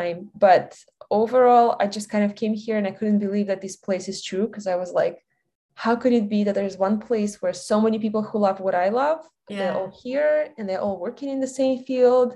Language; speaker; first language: English; non-native, fluent; Russian